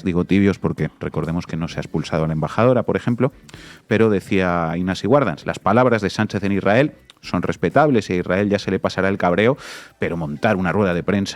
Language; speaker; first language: Spanish; native; Spanish